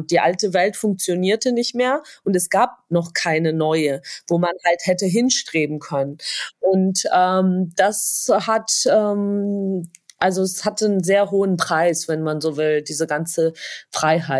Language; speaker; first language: German; non-native, fluent; Georgian